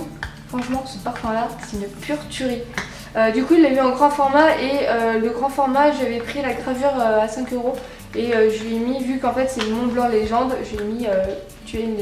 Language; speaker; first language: French; native; French